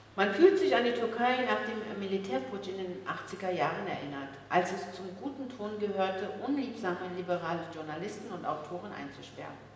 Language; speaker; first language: German; early bilingual, other home language; Turkish